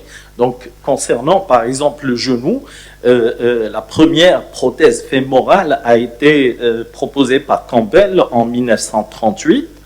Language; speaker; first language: French; non-native, local second language; Arabic